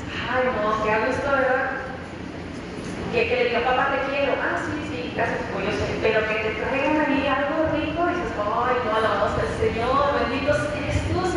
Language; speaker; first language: Spanish; native; Spanish